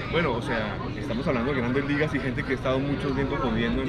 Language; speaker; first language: Spanish; native; Spanish